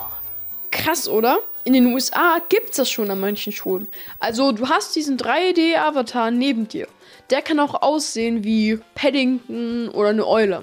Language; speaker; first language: German; native; German